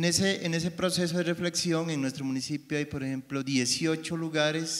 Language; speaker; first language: Spanish; native; Spanish